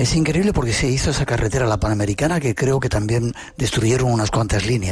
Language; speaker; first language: Spanish; native; Spanish